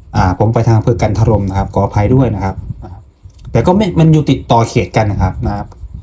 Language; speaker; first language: Thai; non-native, local second language; Lao